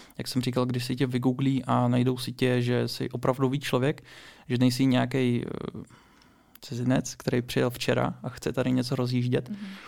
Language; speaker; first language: Czech; early bilingual, other home language; Russian